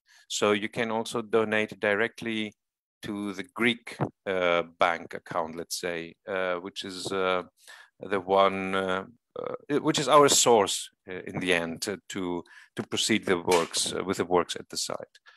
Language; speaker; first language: English; non-native, fluent; Greek